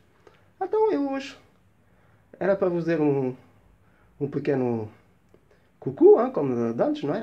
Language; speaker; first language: Portuguese; early bilingual, heritage; Portuguese